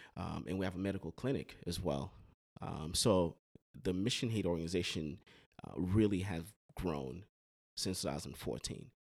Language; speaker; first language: English; early bilingual, other home language; Haitian Creole